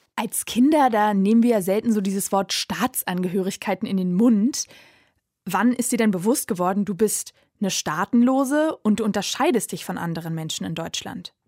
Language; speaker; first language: German; native; German